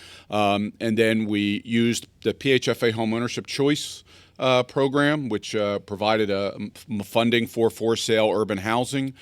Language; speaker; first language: English; native; English